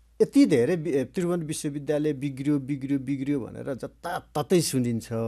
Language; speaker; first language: Nepali; native; Nepali